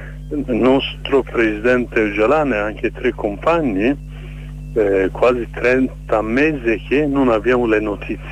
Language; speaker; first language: Italian; non-native, fluent; Kurdish